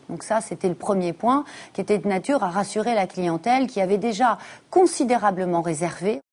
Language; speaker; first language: French; native; French